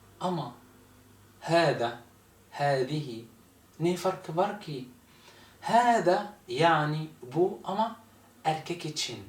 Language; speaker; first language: Turkish; non-native, fluent; Arabic